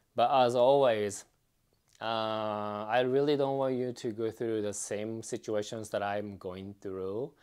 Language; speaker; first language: English; non-native, fluent; Japanese